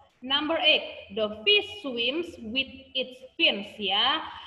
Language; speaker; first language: English; non-native, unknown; Indonesian